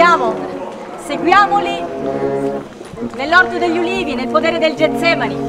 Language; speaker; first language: Italian; native; Italian